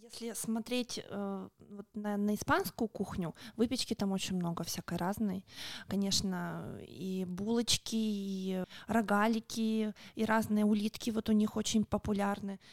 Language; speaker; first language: Russian; native; Russian